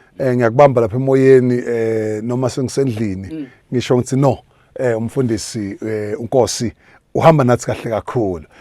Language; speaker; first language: Zulu; non-native, local second language; Swati